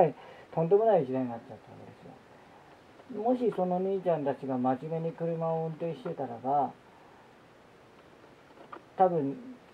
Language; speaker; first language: Japanese; native; Japanese